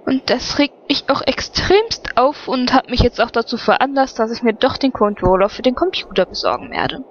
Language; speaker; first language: German; native; German